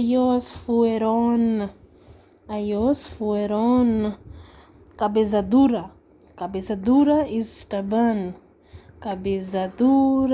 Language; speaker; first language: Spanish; non-native, learner; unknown